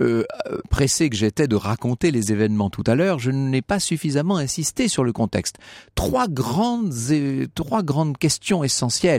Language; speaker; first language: French; native; French